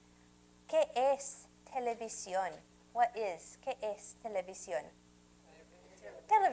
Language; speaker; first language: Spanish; non-native, fluent; English